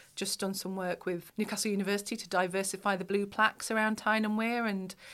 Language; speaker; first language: English; native; English